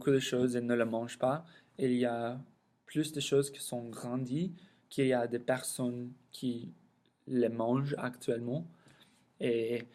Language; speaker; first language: French; non-native, learner; English